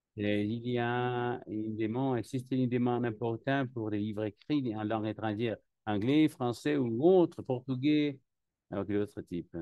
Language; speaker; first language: French; non-native, learner; Spanish